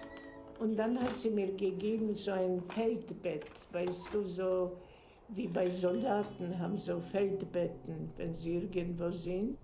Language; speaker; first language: German; non-native, fluent; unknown